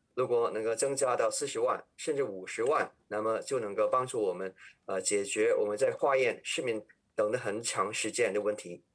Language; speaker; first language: Chinese; non-native, local second language; Cantonese